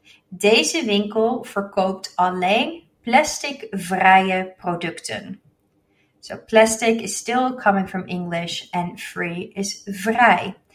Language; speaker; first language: Dutch; native; Dutch